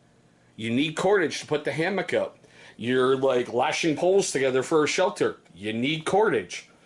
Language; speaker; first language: English; native; English